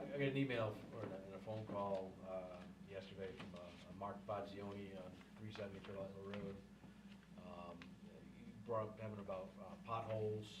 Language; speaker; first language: English; native; English